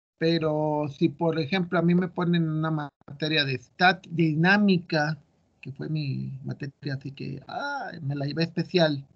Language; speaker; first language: Spanish; native; Spanish